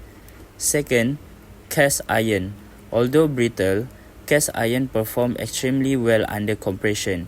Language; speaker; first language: English; non-native, local second language; Malay